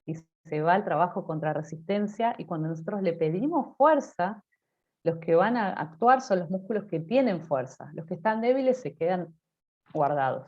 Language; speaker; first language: Spanish; native; Spanish